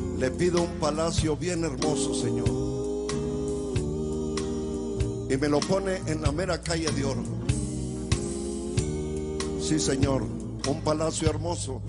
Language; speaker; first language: Spanish; native; Spanish